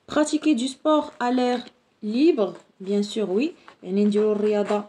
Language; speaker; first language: French; non-native, local second language; Arabic